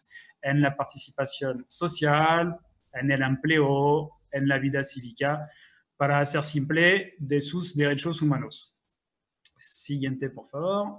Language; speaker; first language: Spanish; non-native, fluent; French